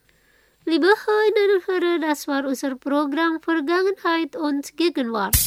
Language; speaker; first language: German; non-native, fluent; Indonesian